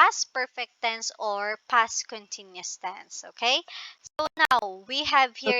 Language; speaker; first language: English; non-native, local second language; Filipino